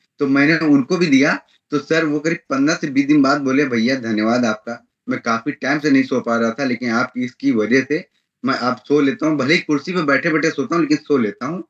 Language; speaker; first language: Hindi; native; Hindi